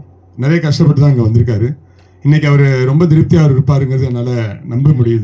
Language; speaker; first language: Tamil; native; Tamil